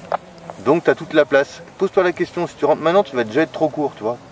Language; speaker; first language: French; native; French